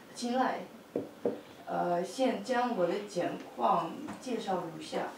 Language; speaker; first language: Chinese; non-native, fluent; Russian